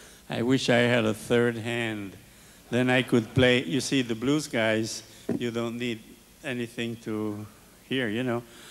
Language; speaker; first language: English; non-native, fluent; French